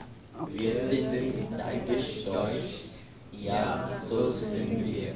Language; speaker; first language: German; non-native, learner; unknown